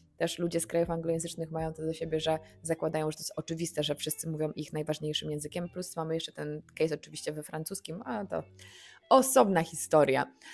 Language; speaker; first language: Polish; native; Polish